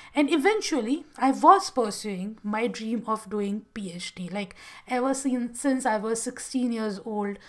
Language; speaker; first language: English; non-native, local second language; Gujarati